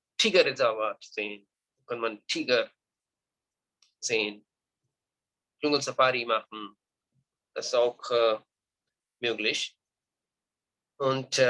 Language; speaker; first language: German; non-native, learner; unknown